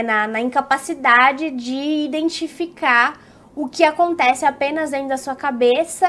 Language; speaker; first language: Portuguese; native; Portuguese